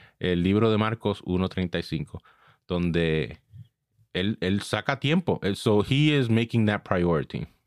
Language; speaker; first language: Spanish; early bilingual, heritage; Spanish